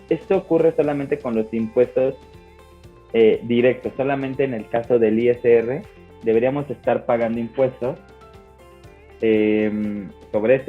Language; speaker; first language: Spanish; native; Spanish